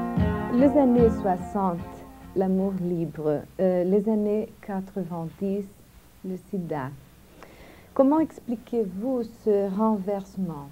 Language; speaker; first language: French; non-native, fluent; Portuguese